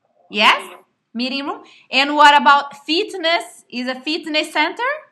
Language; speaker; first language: English; non-native, fluent; Portuguese